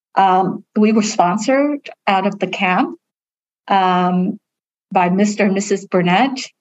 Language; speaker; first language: English; early bilingual, other home language; Vietnamese